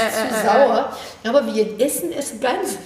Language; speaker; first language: German; non-native, fluent; Persian